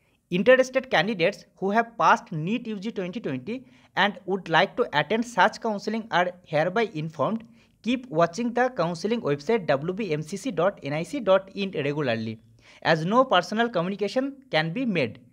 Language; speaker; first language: English; non-native, local second language; Bangla